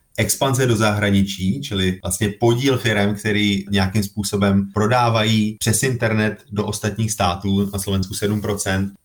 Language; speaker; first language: Czech; native; Czech